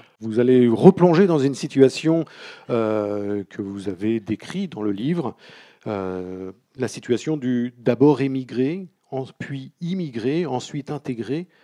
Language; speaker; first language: French; native; French